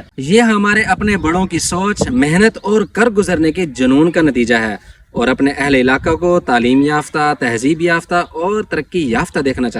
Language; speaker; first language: Urdu; native; Urdu